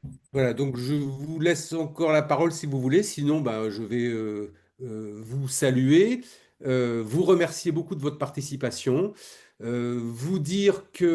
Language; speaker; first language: French; native; French